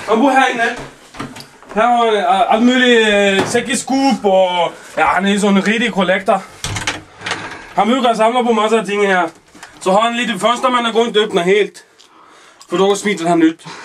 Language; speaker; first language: Norwegian; non-native, learner; Swedish